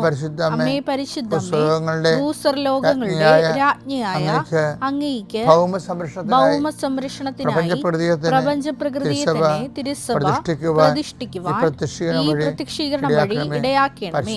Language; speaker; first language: Malayalam; native; Malayalam